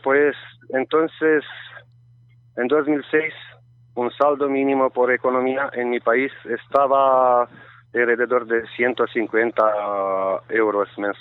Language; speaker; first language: Spanish; non-native, learner; Romanian